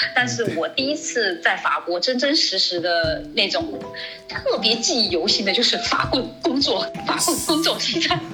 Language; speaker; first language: Chinese; native; Chinese